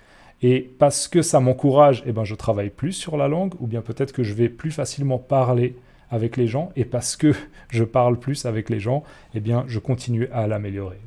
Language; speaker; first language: French; native; French